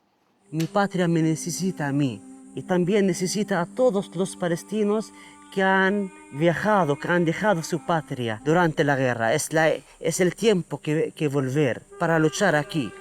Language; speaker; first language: Spanish; non-native, fluent; Arabic